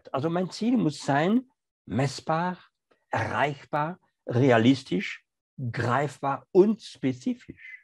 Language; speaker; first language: German; non-native, fluent; French